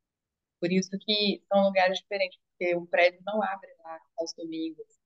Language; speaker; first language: Portuguese; native; Portuguese